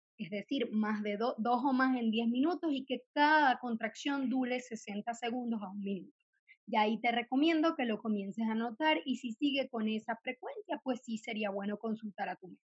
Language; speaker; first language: Spanish; native; Spanish